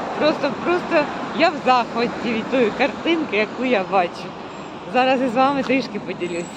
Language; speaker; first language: Ukrainian; native; Ukrainian